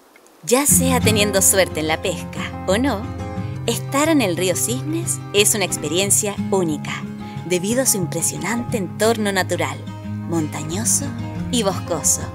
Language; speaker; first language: Spanish; native; Spanish